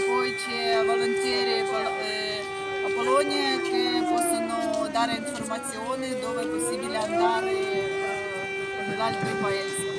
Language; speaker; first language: Italian; non-native, learner; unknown